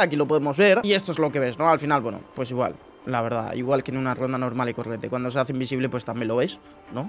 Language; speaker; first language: Spanish; native; Spanish